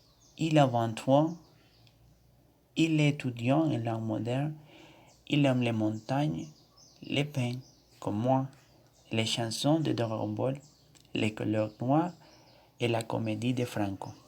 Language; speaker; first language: French; non-native, learner; Spanish